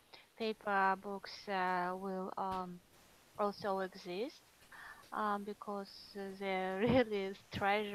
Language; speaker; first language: English; non-native, fluent; Russian